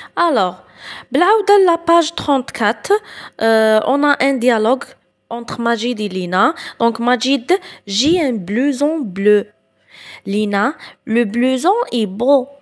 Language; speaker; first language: French; non-native, local second language; Arabic